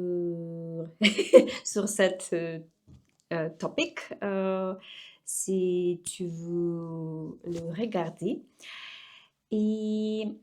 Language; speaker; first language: French; non-native, learner; Russian